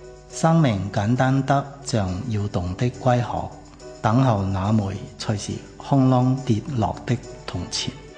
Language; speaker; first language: Cantonese; non-native, fluent; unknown